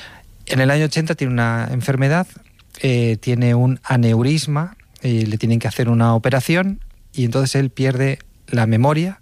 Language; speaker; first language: Spanish; native; Spanish